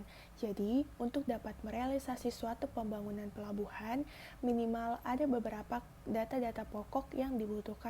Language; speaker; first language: Indonesian; native; Indonesian